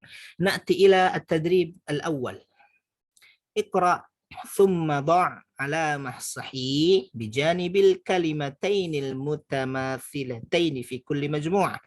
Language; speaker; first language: Arabic; non-native, fluent; Indonesian